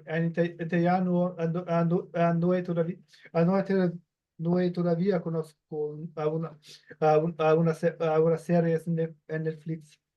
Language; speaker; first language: Spanish; non-native, learner; German